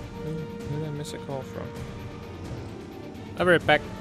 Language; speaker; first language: English; native; English